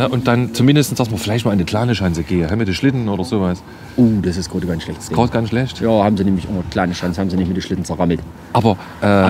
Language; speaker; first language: German; native; German